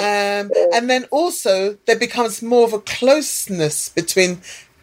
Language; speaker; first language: English; native; English